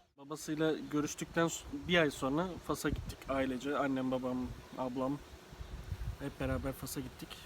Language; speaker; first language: Turkish; native; Turkish